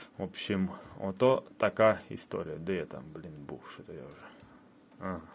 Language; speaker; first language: Ukrainian; non-native, local second language; Russian